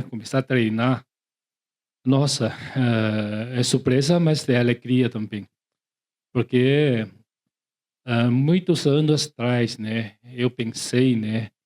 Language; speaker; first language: Portuguese; non-native, learner; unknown